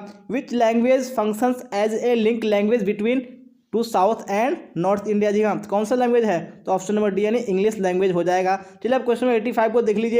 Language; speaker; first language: Hindi; native; Hindi